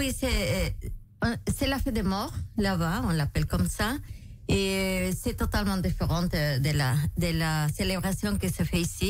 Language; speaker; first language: French; non-native, local second language; Spanish